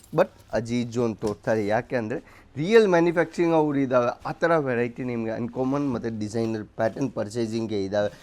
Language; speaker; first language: Kannada; non-native, local second language; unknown